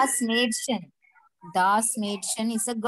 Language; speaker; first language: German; non-native, learner; Hindi